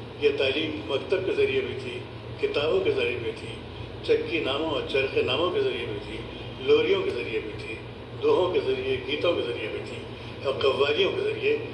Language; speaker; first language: Urdu; native; Urdu